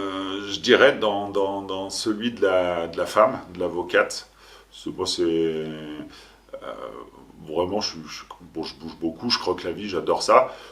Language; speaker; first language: French; native; French